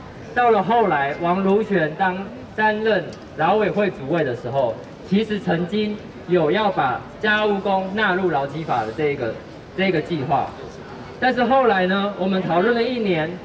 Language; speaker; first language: Chinese; native; Chinese